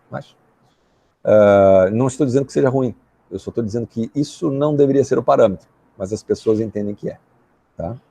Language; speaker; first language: Portuguese; native; Portuguese